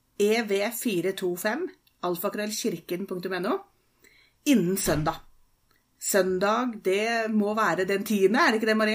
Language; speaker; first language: Norwegian; native; Norwegian